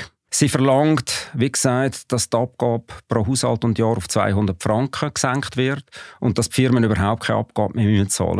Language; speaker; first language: German; native; German